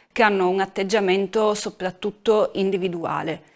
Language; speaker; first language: Italian; native; Italian